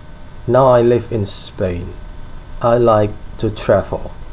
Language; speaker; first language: English; non-native, fluent; Indonesian